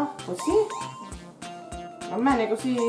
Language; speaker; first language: Italian; native; Italian